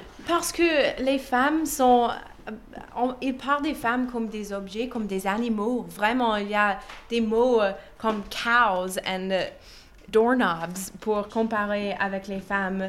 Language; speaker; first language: French; non-native, fluent; English